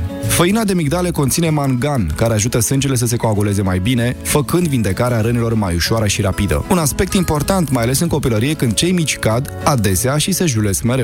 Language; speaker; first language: Romanian; native; Romanian